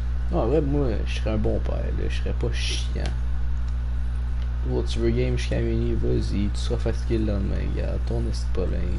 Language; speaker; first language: French; native; French